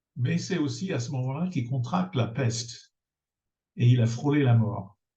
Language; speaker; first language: French; non-native, fluent; English